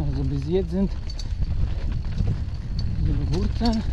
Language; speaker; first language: German; non-native, learner; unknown